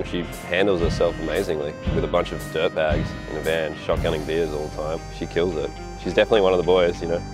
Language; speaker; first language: English; native; English